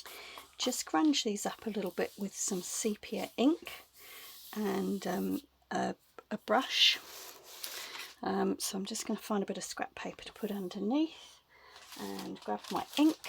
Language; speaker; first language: English; native; English